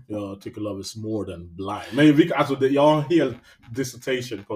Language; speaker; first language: Swedish; native; Swedish